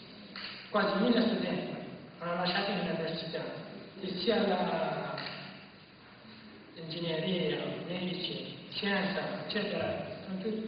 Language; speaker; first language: Italian; non-native, learner; Kurdish